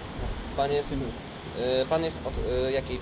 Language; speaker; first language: Polish; native; Polish